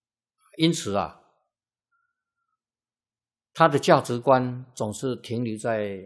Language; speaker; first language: Chinese; native; Chinese